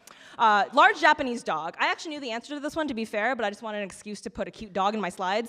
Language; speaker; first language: English; native; English